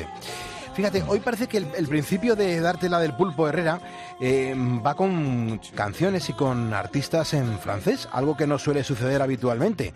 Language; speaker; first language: Spanish; native; Spanish